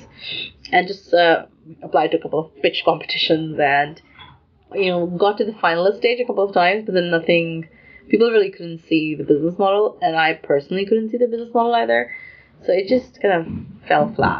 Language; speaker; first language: English; non-native, local second language; Urdu